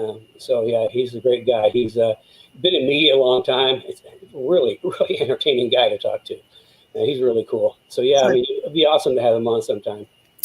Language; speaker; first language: English; native; English